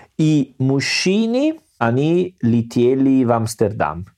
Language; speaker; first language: Russian; non-native, learner; Italian